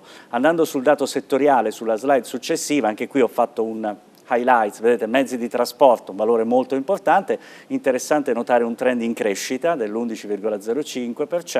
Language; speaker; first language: Italian; native; Italian